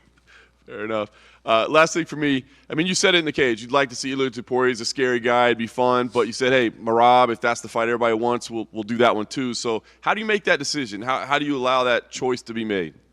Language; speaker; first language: English; native; English